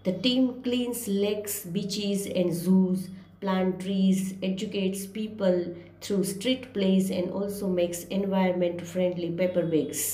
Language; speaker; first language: English; non-native, local second language; Gujarati